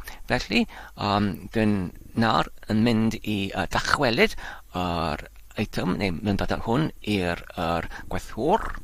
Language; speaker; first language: Welsh; non-native, learner; English